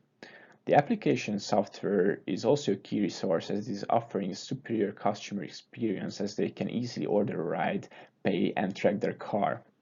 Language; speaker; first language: English; non-native, fluent; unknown